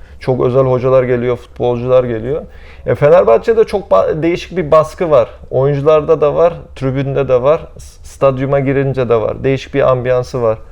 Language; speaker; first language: Turkish; early bilingual, heritage; Turkish